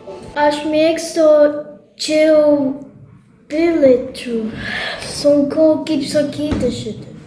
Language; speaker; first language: Lithuanian; non-native, learner; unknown